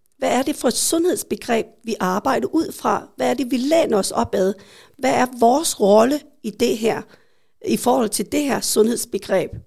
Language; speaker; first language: Danish; early bilingual, other home language; Vietnamese